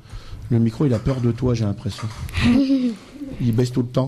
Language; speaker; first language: French; native; French